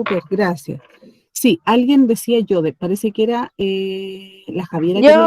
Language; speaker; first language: Spanish; native; Spanish